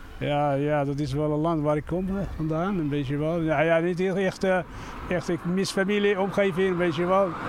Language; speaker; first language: Dutch; non-native, learner; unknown